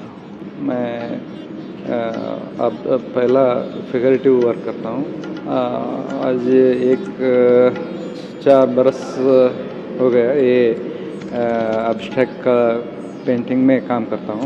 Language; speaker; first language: Hindi; non-native, local second language; Kannada